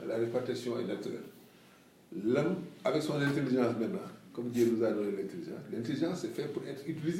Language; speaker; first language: French; non-native, local second language; Wolof